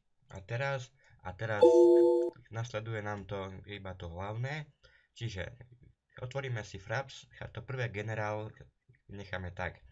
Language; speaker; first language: Slovak; native; Slovak